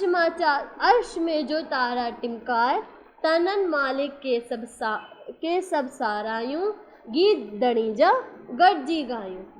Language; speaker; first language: Urdu; native; Urdu